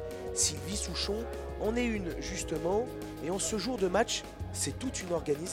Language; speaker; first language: French; native; French